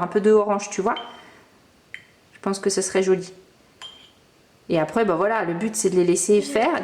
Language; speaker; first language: French; native; French